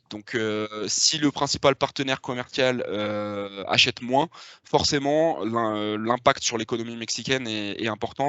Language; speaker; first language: French; native; French